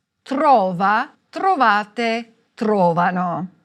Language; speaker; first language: Italian; non-native, fluent; English